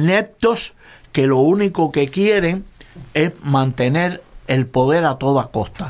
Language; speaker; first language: Spanish; native; Spanish